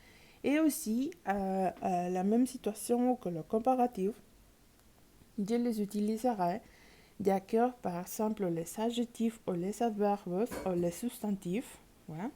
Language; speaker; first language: French; non-native, learner; Spanish